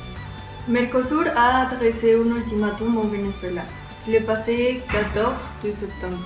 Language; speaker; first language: French; non-native, learner; Spanish